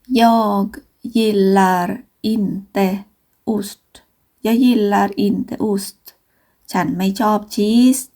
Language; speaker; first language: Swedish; non-native, fluent; Thai